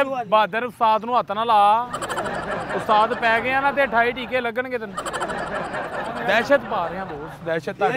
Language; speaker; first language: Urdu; non-native, local second language; Punjabi